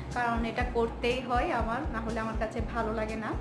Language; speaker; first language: Bangla; non-native, local second language; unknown